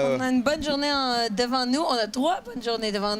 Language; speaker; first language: French; native; French